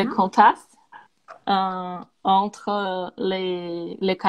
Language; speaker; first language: French; non-native, learner; Portuguese